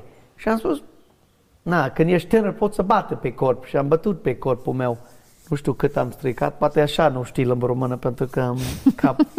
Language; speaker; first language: Romanian; non-native, learner; English